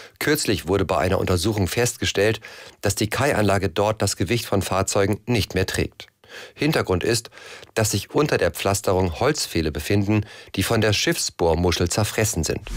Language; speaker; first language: German; native; German